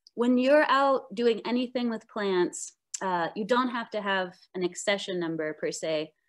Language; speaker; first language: English; native; English